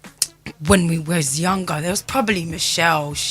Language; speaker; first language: English; native; English